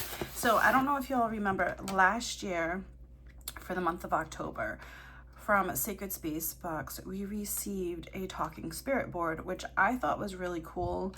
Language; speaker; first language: English; native; English